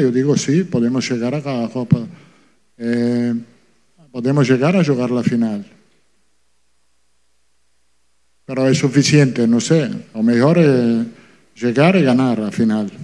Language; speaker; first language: Portuguese; non-native, fluent; Italian